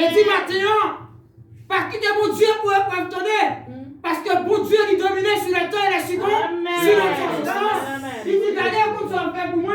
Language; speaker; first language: French; non-native, local second language; Haitian Creole